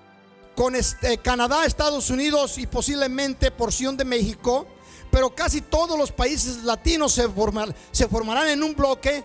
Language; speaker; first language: Spanish; native; Spanish